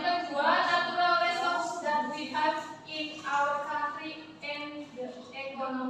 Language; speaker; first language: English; non-native, learner; Indonesian